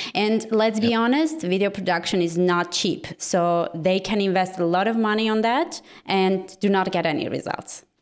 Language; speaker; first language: English; non-native, fluent; Armenian